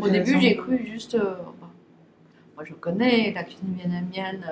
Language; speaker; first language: French; non-native, fluent; Chinese